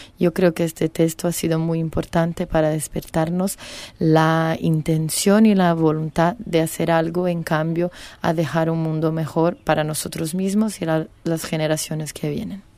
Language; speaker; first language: Spanish; non-native, fluent; Portuguese